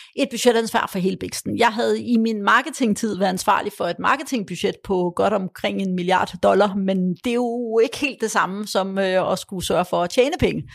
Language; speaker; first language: Danish; early bilingual, other home language; Polish